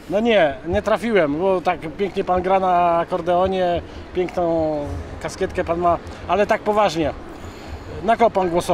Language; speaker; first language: Polish; native; Polish